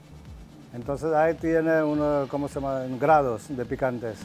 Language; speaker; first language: Spanish; non-native, learner; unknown